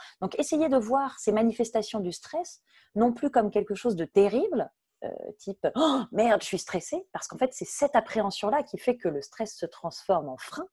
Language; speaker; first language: French; native; French